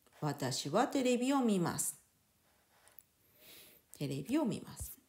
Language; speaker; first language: Japanese; non-native, fluent; French